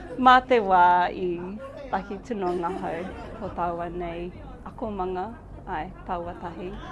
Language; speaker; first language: Māori; non-native, local second language; English